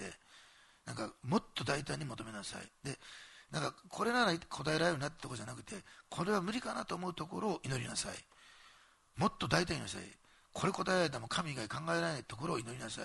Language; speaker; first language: Japanese; native; Japanese